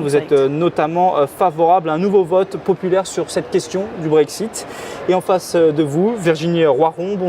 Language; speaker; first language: French; native; French